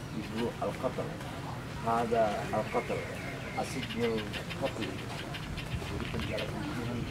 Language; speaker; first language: Indonesian; native; Indonesian